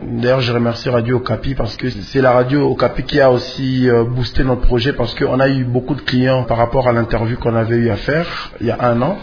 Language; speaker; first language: French; non-native, local second language; Lingala